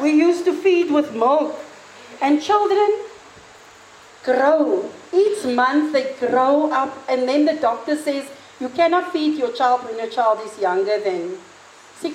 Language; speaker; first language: English; non-native, local second language; Afrikaans